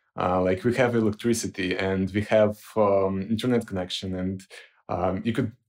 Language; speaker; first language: English; non-native, fluent; Ukrainian